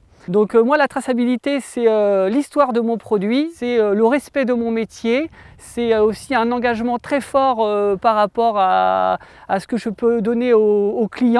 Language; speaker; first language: French; native; French